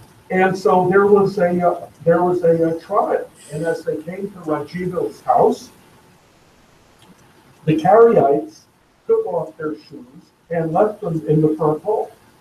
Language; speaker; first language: English; native; English